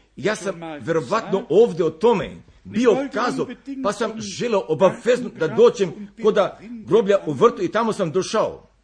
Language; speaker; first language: Croatian; early bilingual, heritage; Croatian